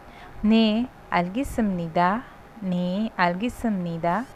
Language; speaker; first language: Korean; non-native, fluent; Hindi